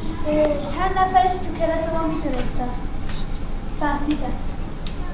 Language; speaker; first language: Persian; early bilingual, other home language; Baluchi